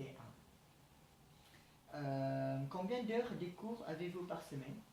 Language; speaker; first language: French; non-native, learner; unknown